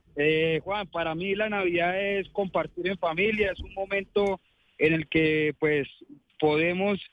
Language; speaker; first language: Spanish; native; Spanish